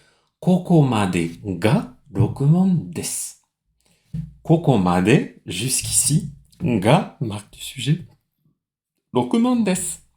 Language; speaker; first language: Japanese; non-native, fluent; French